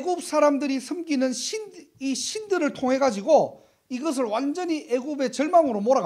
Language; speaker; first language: Korean; native; Korean